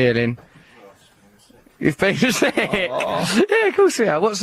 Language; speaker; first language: English; native; English